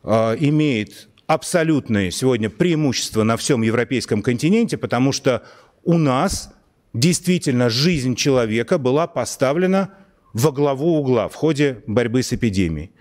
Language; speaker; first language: Russian; native; Russian